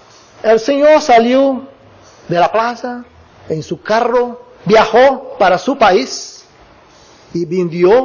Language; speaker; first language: Spanish; non-native, learner; Portuguese